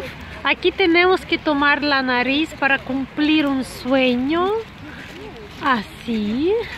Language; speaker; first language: Spanish; non-native, fluent; Russian